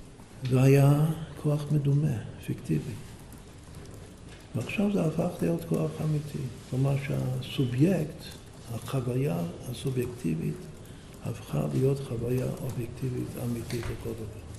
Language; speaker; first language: Hebrew; non-native, fluent; English